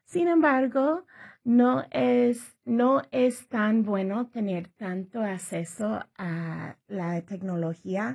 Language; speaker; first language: Spanish; early bilingual, heritage; Spanish